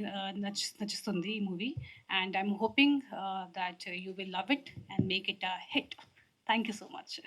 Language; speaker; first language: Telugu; non-native, local second language; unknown